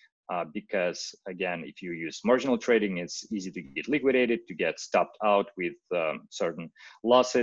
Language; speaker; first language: English; non-native, fluent; Russian